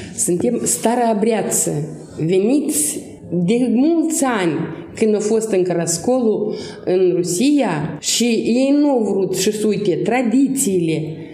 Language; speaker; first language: Romanian; non-native, local second language; Russian